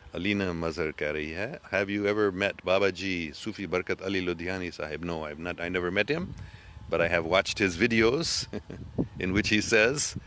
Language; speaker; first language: Urdu; non-native, local second language; English